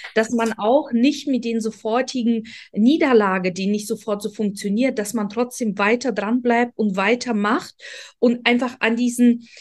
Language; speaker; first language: German; non-native, fluent; Polish